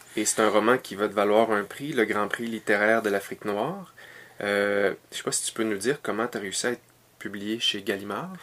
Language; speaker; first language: French; native; French